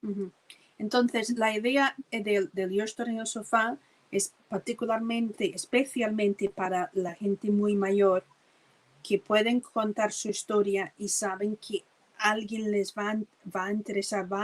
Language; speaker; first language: Spanish; non-native, fluent; English